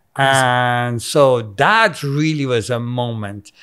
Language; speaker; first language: English; non-native, local second language; Persian